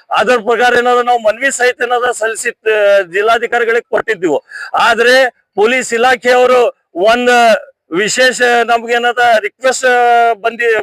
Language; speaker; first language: Kannada; non-native, local second language; Urdu